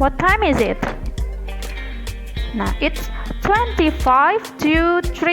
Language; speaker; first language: English; non-native, learner; Indonesian